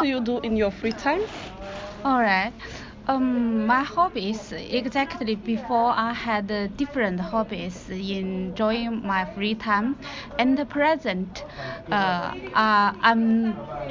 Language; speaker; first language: English; non-native, learner; Chinese